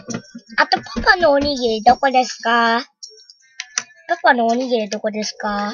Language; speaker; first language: Japanese; native; Japanese